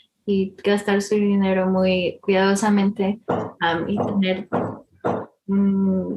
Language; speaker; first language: Spanish; early bilingual, heritage; Spanish